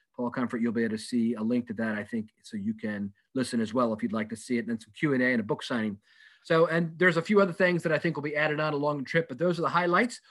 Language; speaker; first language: English; native; English